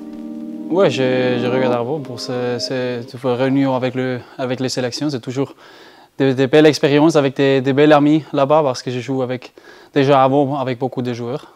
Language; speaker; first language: French; non-native, learner; German